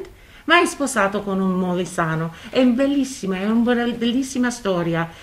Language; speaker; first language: Italian; non-native, fluent; English